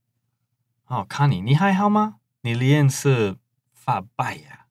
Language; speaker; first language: Chinese; non-native, fluent; English